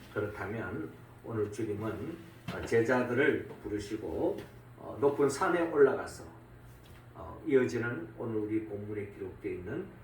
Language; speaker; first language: Korean; native; Korean